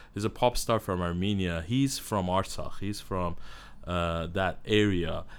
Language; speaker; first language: English; non-native, learner; Armenian